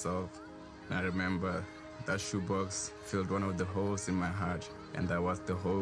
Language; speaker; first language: English; non-native, local second language; Southern Sotho